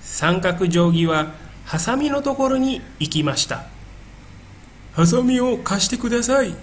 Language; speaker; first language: Japanese; non-native, fluent; Indonesian